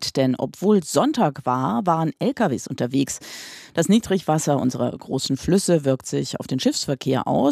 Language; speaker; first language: German; native; German